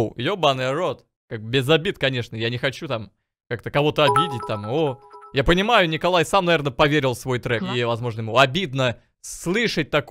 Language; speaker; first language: Russian; native; Russian